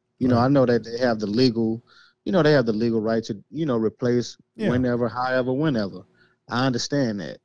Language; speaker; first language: English; native; English